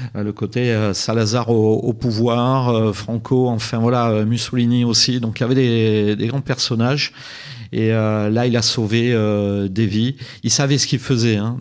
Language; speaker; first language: French; native; French